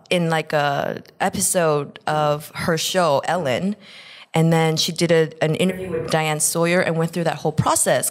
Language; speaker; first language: English; early bilingual, other home language; Korean